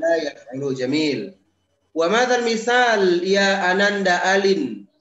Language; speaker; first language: Arabic; non-native, fluent; Indonesian